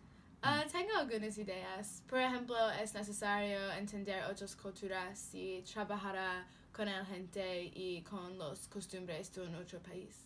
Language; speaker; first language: Spanish; non-native, learner; English